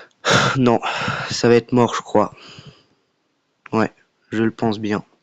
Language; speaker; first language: French; native; French